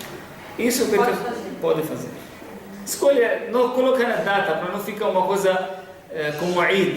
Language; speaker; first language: Portuguese; non-native, fluent; Arabic